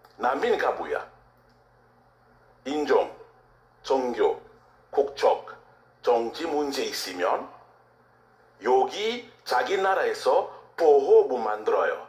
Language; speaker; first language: Korean; non-native, learner; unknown